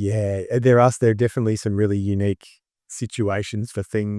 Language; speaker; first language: English; native; English